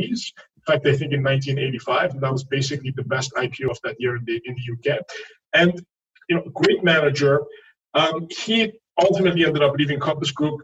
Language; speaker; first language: English; non-native, fluent; French